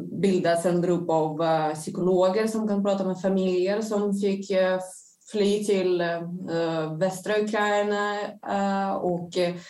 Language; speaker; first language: Swedish; non-native, fluent; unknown